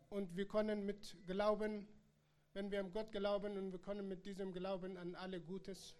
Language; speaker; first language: German; non-native, learner; Persian